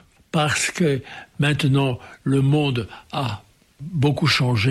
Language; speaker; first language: French; native; French